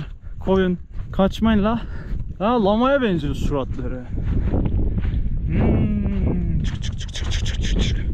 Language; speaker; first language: Turkish; native; Turkish